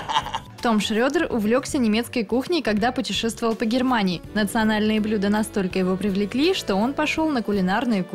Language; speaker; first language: Russian; native; Russian